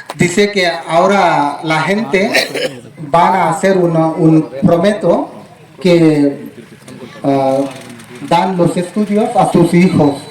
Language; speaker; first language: Spanish; non-native, fluent; Telugu